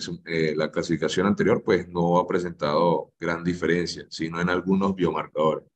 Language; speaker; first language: Spanish; native; Spanish